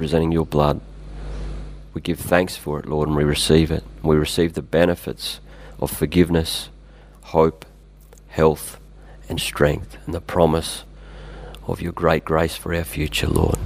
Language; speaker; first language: English; native; English